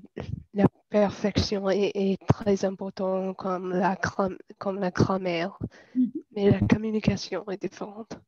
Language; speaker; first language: French; non-native, learner; English